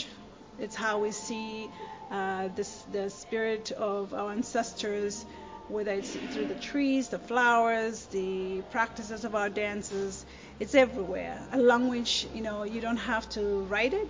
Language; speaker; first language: English; non-native, fluent; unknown